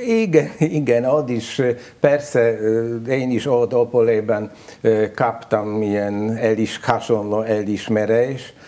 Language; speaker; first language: Hungarian; non-native, learner; Polish